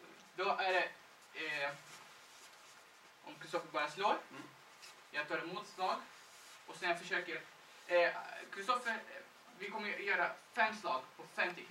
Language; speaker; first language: Swedish; non-native, fluent; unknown